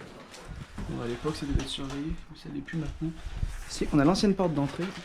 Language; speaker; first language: French; native; French